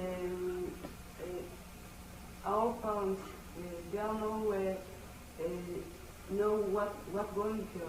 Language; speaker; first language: English; non-native, learner; Amharic